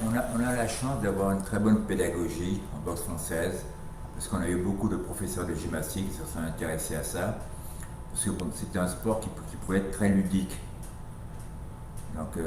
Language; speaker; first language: French; native; French